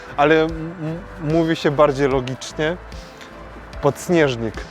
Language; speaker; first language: Polish; non-native, fluent; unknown